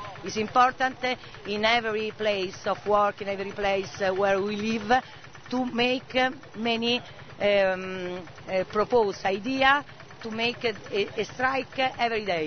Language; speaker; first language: English; non-native, learner; Italian